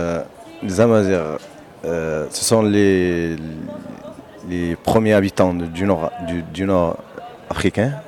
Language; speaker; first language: French; non-native, local second language; Berber languages